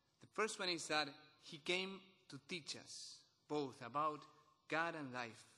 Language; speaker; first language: English; non-native, fluent; Spanish